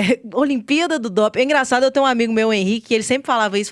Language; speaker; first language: Portuguese; native; Portuguese